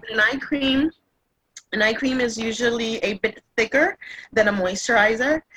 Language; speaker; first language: English; non-native, fluent; Spanish